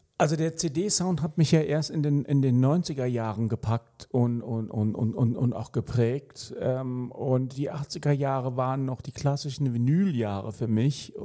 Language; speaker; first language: German; native; German